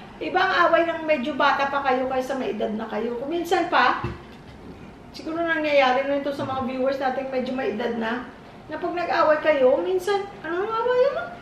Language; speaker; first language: Filipino; native; Filipino